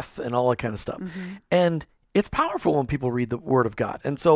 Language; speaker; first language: English; native; English